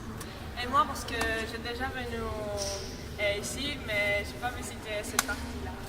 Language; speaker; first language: French; non-native, learner; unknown